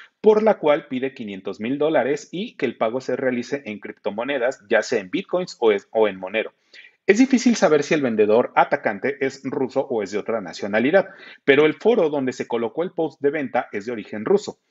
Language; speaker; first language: Spanish; native; Spanish